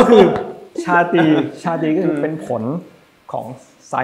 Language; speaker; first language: Thai; native; Thai